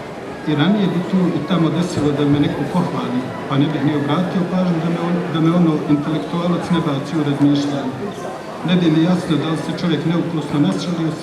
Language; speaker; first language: Bosnian; native; Bosnian